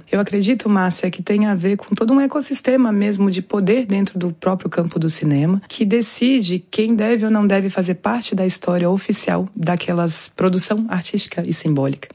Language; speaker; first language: Portuguese; native; Portuguese